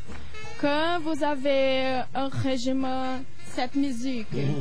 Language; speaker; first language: French; non-native, learner; Portuguese